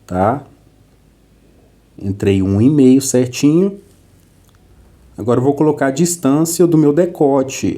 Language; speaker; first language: Portuguese; native; Portuguese